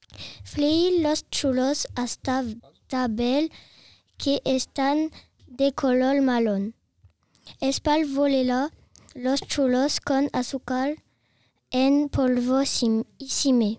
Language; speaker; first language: Spanish; non-native, learner; French